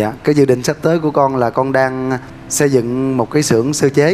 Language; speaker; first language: Vietnamese; native; Vietnamese